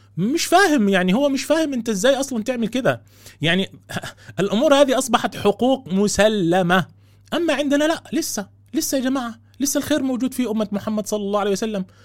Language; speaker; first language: Arabic; native; Arabic